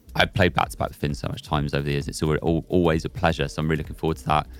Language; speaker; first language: English; native; English